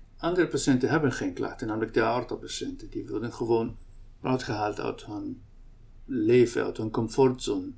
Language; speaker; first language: Dutch; non-native, local second language; Arabic